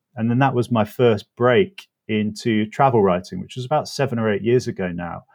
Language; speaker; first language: English; native; English